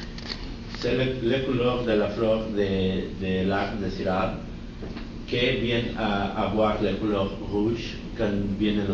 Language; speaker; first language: French; non-native, learner; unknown